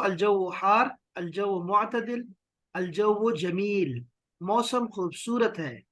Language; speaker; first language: Urdu; native; Urdu